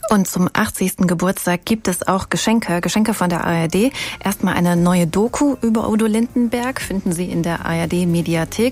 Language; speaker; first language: German; native; German